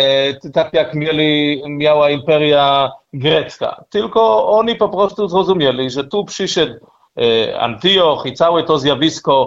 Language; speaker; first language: Polish; non-native, learner; Hebrew